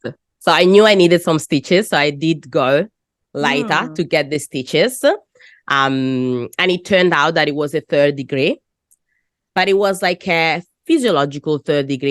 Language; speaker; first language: English; non-native, fluent; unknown